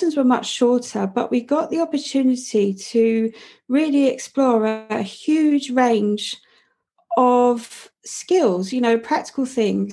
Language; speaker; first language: English; native; English